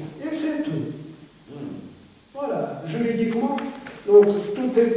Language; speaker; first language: French; non-native, fluent; Russian